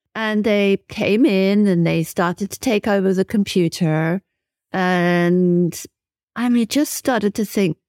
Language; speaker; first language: English; native; English